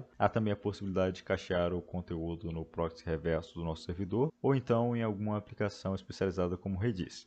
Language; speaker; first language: Portuguese; native; Portuguese